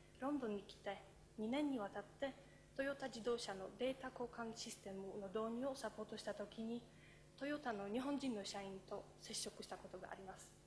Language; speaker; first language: Japanese; non-native, fluent; Polish